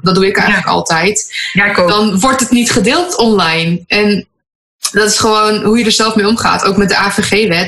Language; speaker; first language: Dutch; native; Dutch